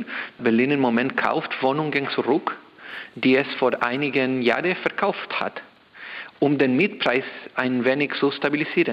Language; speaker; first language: German; non-native, learner; Spanish